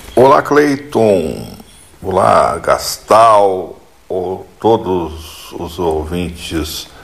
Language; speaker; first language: Portuguese; native; Portuguese